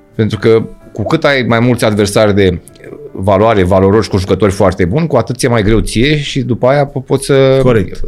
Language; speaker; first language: Romanian; native; Romanian